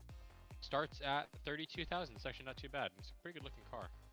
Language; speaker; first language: English; native; English